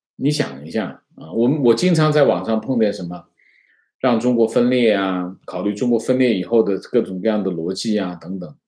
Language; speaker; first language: Chinese; native; Chinese